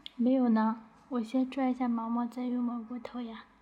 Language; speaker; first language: Chinese; native; Chinese